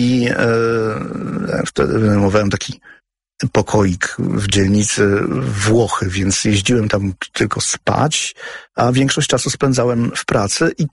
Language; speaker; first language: Polish; native; Polish